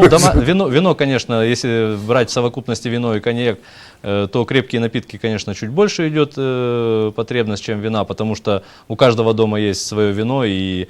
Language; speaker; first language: Russian; native; Russian